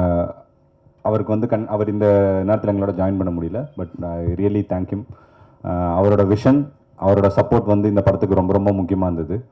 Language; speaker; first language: Tamil; native; Tamil